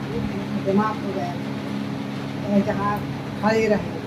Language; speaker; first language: Hindi; native; Hindi